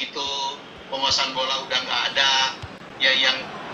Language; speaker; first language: Indonesian; native; Indonesian